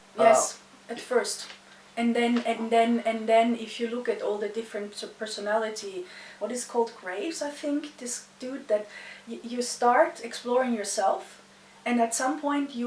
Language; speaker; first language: English; non-native, fluent; German